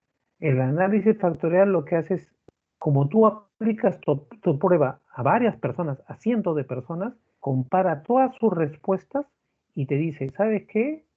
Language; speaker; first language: Spanish; native; Spanish